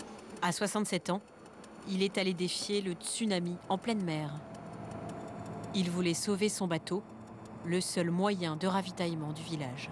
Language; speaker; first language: French; native; French